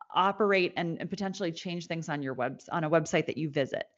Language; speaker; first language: English; native; English